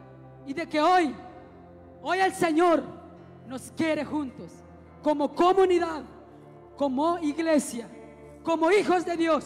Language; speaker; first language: Spanish; native; Spanish